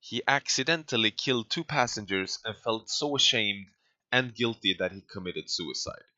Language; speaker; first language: English; non-native, fluent; Swedish